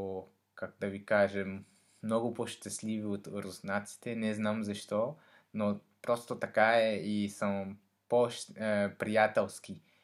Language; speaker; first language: Bulgarian; non-native, learner; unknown